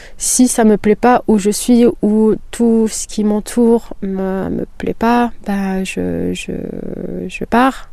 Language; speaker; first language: French; non-native, local second language; Kabyle